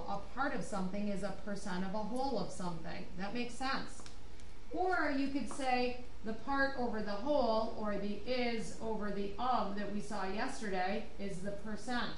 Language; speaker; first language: English; native; English